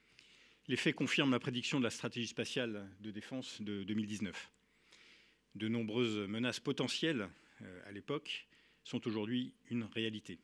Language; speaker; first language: French; native; French